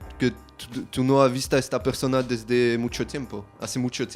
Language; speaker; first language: Spanish; non-native, learner; French